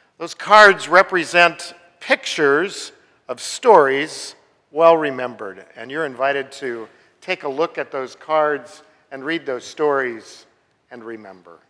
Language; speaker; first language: English; native; English